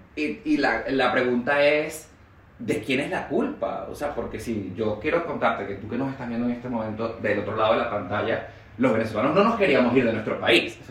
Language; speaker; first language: Spanish; native; Spanish